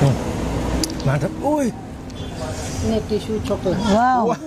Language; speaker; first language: Malay; native; Malay